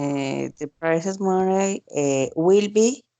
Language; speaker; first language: English; non-native, learner; Spanish